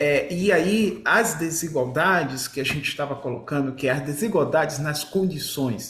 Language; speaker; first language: Portuguese; native; Portuguese